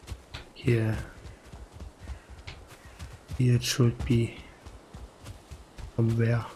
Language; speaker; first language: English; non-native, learner; German